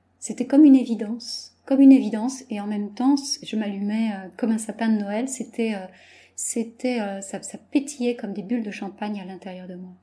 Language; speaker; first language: French; native; French